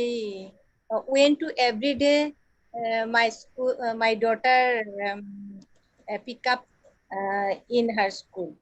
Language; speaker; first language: English; non-native, learner; Assamese